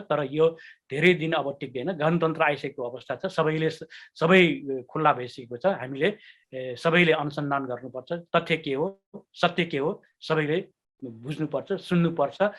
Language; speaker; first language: Nepali; non-native, local second language; Newari